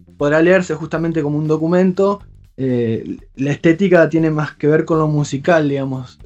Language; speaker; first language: Spanish; native; Spanish